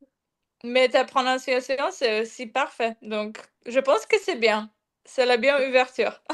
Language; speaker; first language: French; non-native, fluent; Polish